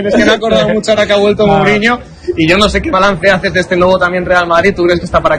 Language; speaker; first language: Spanish; native; Spanish